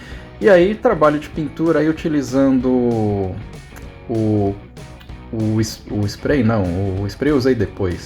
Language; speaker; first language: Portuguese; native; Portuguese